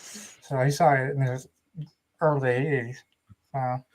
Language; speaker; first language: English; native; English